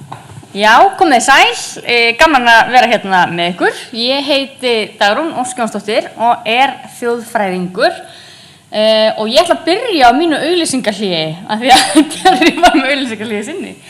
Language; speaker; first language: Icelandic; native; Icelandic